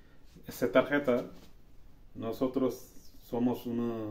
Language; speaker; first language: Spanish; non-native, learner; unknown